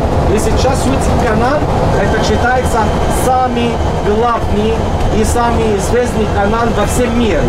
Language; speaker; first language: Russian; non-native, learner; Arabic